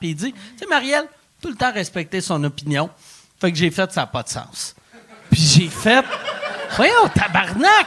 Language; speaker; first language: French; native; French